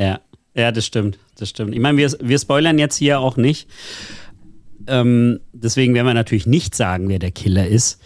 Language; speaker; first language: German; native; German